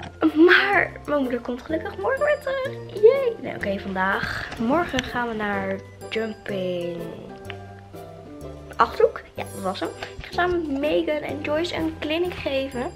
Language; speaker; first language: Dutch; native; Dutch